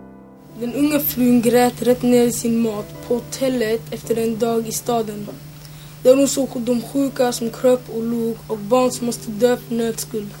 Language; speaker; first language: Swedish; early bilingual, other home language; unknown